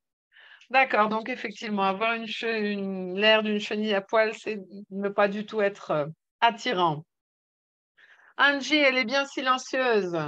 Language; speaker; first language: French; native; French